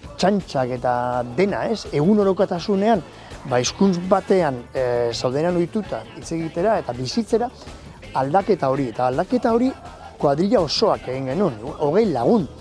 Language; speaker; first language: Basque; non-native, local second language; Spanish